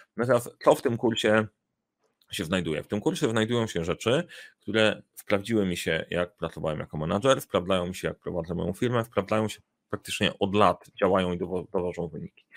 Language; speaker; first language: Polish; native; Polish